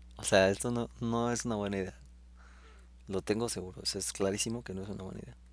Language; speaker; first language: Spanish; native; Spanish